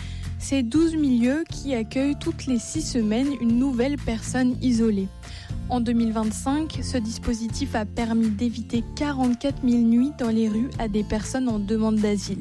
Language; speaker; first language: French; native; French